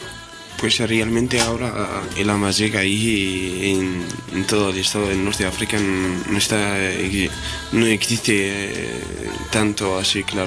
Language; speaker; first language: Spanish; non-native, fluent; Berber languages